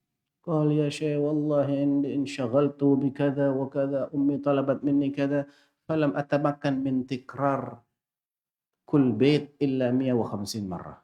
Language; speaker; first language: Arabic; non-native, fluent; Indonesian